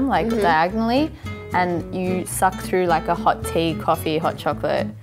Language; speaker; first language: English; native; English